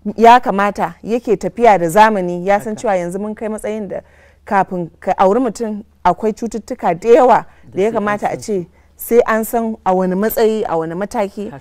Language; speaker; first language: Hausa; native; Hausa